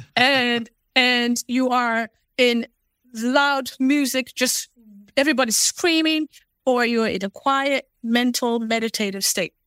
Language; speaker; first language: English; non-native, local second language; Fula